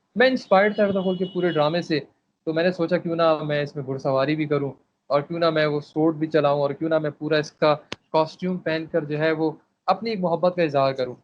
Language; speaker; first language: Urdu; non-native, local second language; Pashto